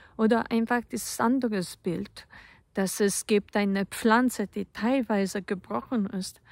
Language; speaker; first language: German; non-native, fluent; Polish